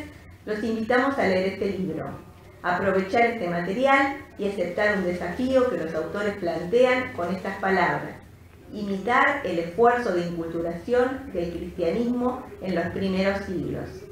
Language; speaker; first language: Spanish; native; Spanish